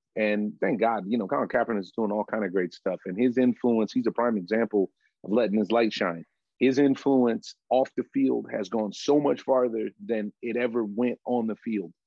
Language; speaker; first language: English; native; English